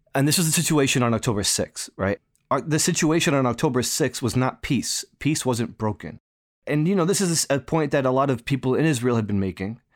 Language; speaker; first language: English; native; English